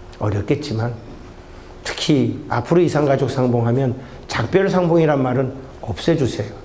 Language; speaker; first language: Korean; native; Korean